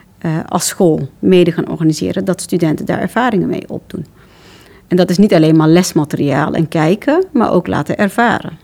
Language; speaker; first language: Dutch; early bilingual, other home language; Turkish